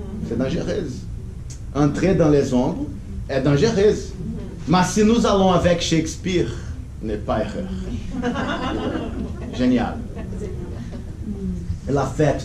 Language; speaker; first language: French; non-native, learner; Portuguese